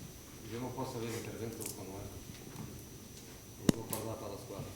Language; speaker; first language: Italian; non-native, fluent; Portuguese